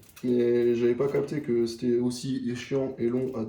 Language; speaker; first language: French; native; French